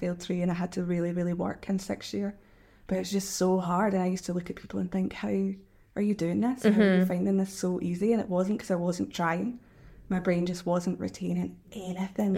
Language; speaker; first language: English; native; English